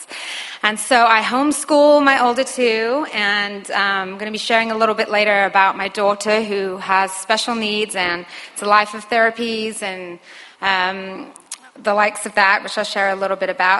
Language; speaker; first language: English; native; English